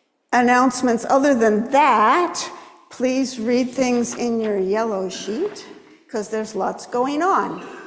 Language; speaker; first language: English; native; English